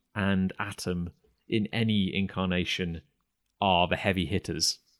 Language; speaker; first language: English; native; English